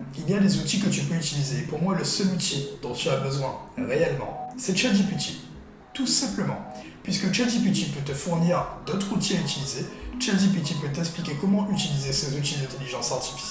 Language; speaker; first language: French; native; French